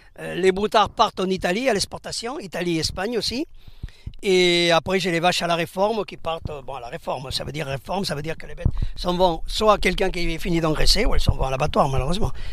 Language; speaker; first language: French; early bilingual, other home language; Spanish